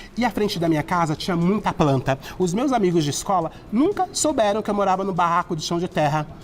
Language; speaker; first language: Portuguese; native; Portuguese